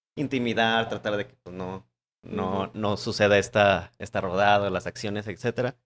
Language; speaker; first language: Spanish; native; Spanish